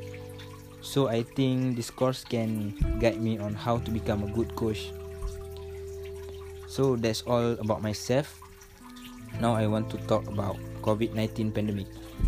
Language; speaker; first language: English; non-native, local second language; Malay